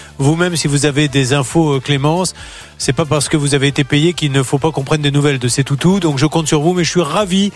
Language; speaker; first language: French; native; French